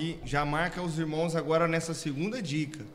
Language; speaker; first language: Portuguese; native; Portuguese